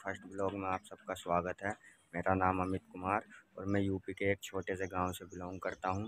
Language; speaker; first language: Hindi; native; Hindi